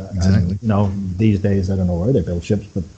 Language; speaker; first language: English; native; English